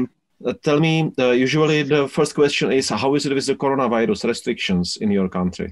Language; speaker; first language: English; non-native, learner; Czech